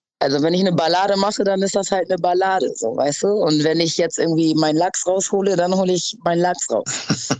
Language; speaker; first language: German; early bilingual, other home language; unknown